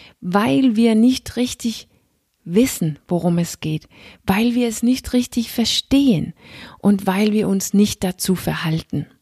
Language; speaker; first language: German; non-native, fluent; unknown